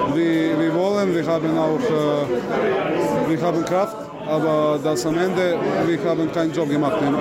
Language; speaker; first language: German; non-native, learner; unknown